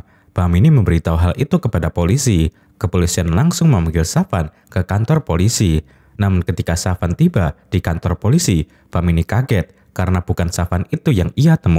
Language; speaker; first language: Indonesian; native; Indonesian